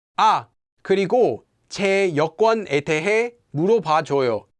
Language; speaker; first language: Korean; non-native, fluent; English